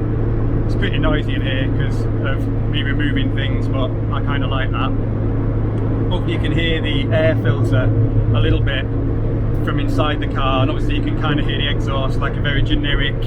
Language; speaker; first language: English; native; English